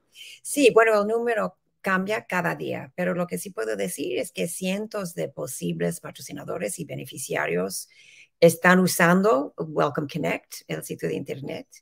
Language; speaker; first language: Spanish; early bilingual, heritage; Spanish